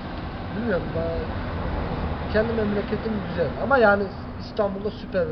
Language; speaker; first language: Turkish; early bilingual, heritage; Turkish